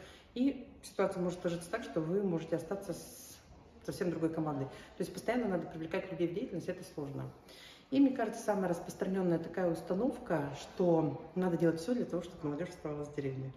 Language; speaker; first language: Russian; native; Russian